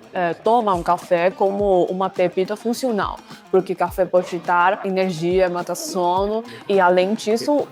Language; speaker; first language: Portuguese; non-native, fluent; Chinese